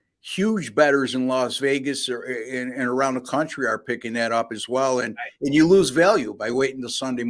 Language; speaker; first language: English; native; English